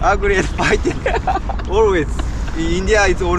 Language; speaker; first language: English; non-native, learner; Japanese